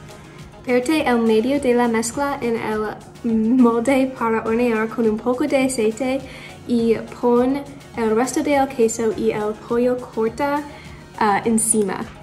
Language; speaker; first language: Spanish; non-native, learner; English